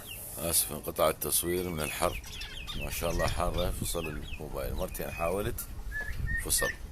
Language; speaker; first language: Arabic; native; Arabic